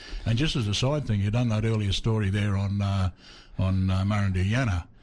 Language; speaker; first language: English; native; English